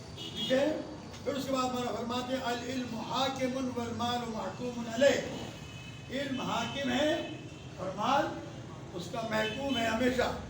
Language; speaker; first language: Urdu; non-native, local second language; Sindhi